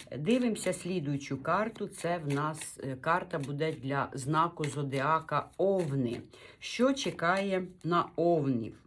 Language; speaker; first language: Ukrainian; non-native, local second language; Russian